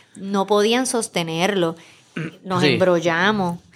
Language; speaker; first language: Spanish; native; Spanish